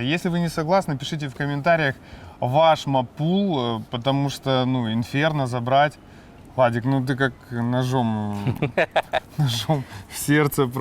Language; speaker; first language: Russian; native; Russian